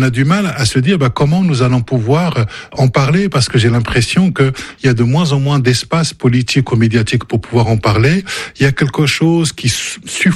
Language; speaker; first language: French; non-native, local second language; Arabic